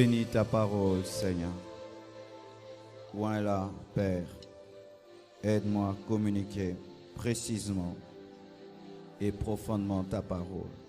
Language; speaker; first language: French; non-native, local second language; Lingala